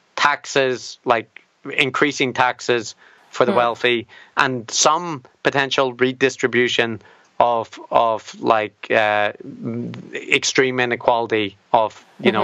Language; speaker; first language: English; native; English